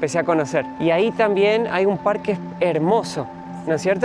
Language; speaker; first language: Spanish; native; Spanish